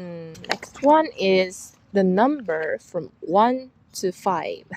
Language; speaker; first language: English; non-native, fluent; Korean